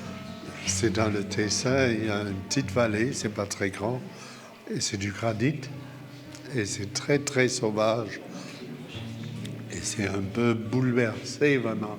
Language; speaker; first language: French; non-native, fluent; German